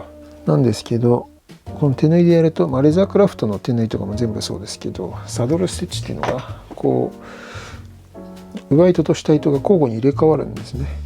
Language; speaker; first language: Japanese; native; Japanese